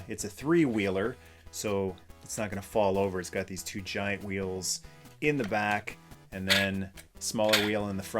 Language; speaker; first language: English; native; English